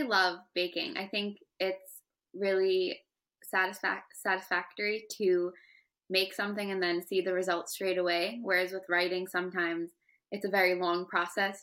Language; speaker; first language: English; native; English